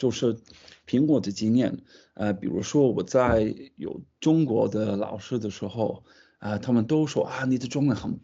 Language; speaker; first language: Chinese; non-native, fluent; English